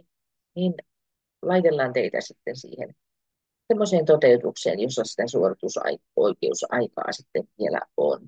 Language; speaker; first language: Finnish; native; Finnish